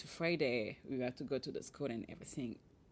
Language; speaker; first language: English; non-native, fluent; French